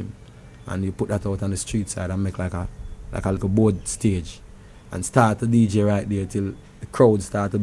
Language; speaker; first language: English; non-native, local second language; Jamaican Creole English